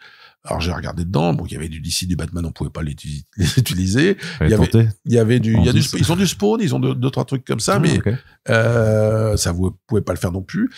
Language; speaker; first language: French; native; French